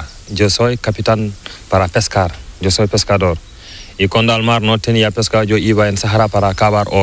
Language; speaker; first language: Spanish; non-native, learner; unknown